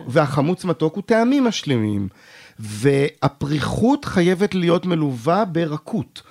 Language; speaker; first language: Hebrew; native; Hebrew